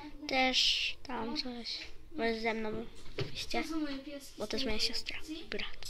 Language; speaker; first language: Polish; native; Polish